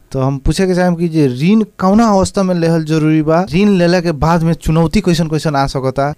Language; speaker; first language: Bhojpuri; native; Bhojpuri